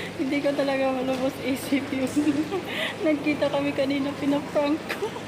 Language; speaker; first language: Filipino; non-native, local second language; Cebuano